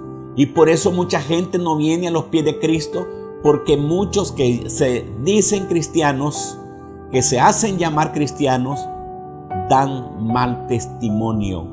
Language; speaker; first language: Spanish; native; Spanish